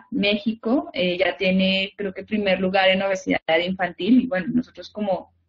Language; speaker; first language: Spanish; native; Spanish